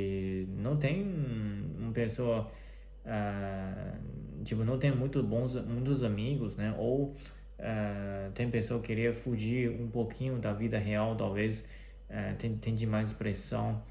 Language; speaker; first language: Portuguese; non-native, fluent; Chinese